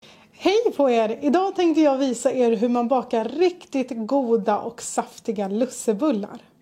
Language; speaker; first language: Swedish; native; Swedish